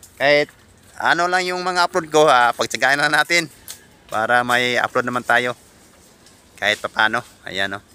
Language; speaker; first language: Filipino; non-native, local second language; Cebuano